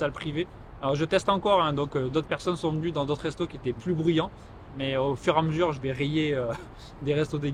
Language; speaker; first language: French; native; French